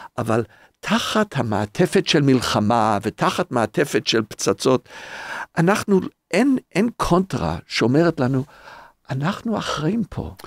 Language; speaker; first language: Hebrew; non-native, fluent; English